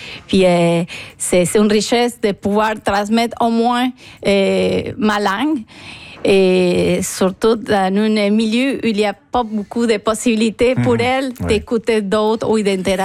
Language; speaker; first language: French; non-native, fluent; Spanish